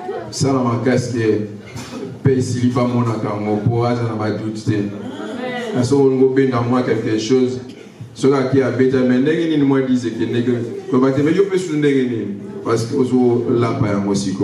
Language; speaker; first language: French; non-native, local second language; Lingala